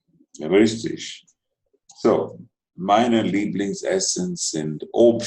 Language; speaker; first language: German; non-native, fluent; Telugu